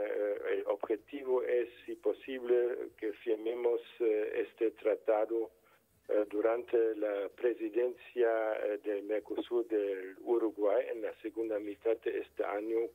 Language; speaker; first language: Spanish; non-native, fluent; German